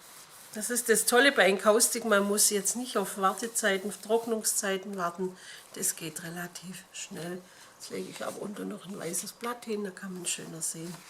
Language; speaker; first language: German; native; German